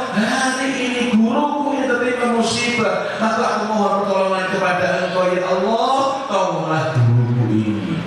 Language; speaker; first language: Indonesian; native; Indonesian